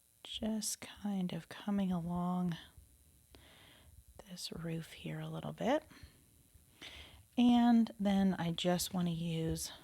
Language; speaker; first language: English; native; English